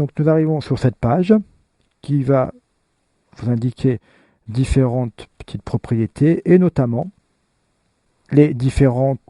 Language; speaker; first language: French; native; French